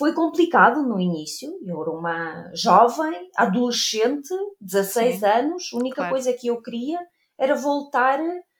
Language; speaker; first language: Portuguese; non-native, fluent; Ukrainian